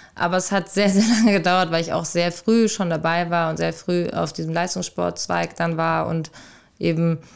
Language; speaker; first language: German; native; German